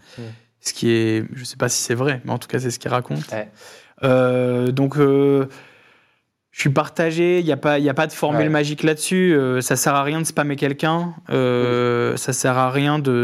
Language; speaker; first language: French; native; French